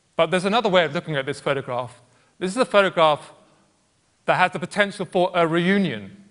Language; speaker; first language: English; native; English